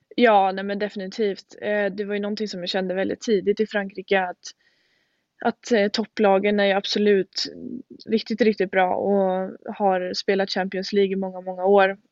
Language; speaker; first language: Swedish; native; Swedish